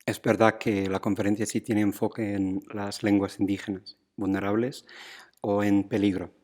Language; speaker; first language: Spanish; non-native, fluent; English